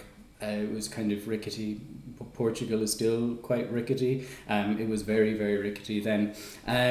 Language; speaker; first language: English; native; English